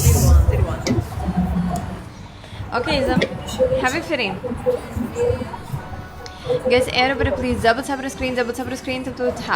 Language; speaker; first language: English; non-native, learner; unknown